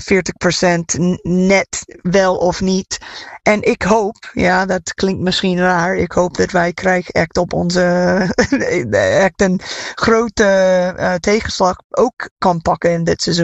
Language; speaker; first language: Dutch; non-native, fluent; English